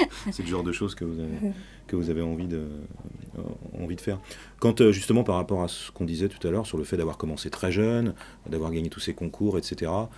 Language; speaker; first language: French; native; French